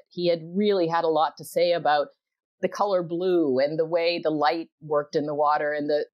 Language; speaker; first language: English; native; English